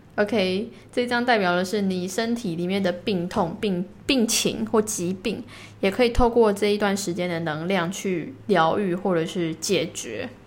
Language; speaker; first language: Chinese; native; Chinese